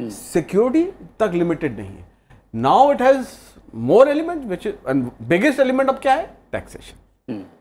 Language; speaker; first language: Hindi; native; Hindi